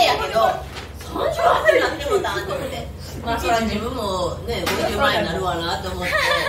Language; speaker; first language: Japanese; native; Japanese